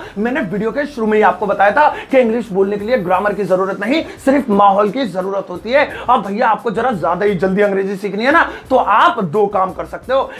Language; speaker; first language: Hindi; native; Hindi